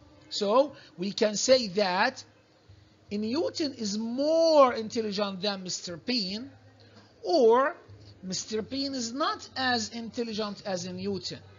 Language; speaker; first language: English; non-native, fluent; Arabic